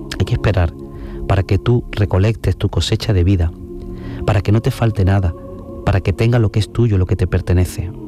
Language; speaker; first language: Spanish; native; Spanish